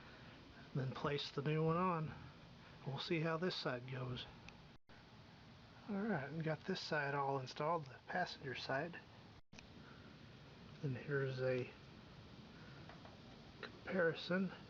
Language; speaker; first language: English; native; English